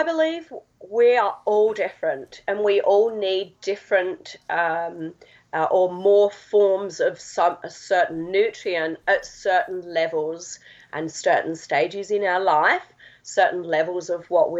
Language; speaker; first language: English; native; English